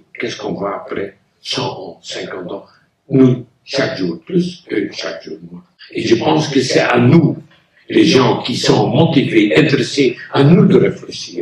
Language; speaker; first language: French; non-native, local second language; Dutch